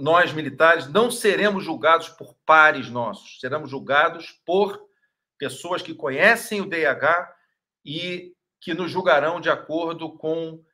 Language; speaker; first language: Portuguese; native; Portuguese